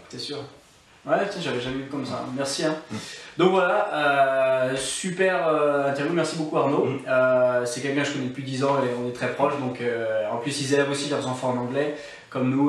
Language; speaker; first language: French; non-native, fluent; English